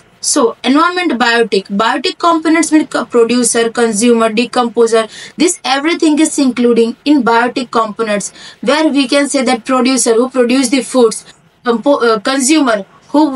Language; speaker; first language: English; non-native, local second language; Hindi